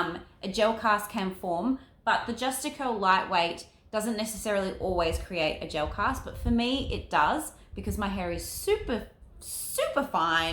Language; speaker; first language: English; native; English